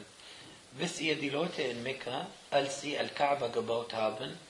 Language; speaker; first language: German; non-native, fluent; Arabic